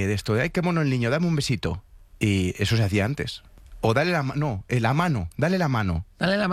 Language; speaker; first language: Spanish; native; Spanish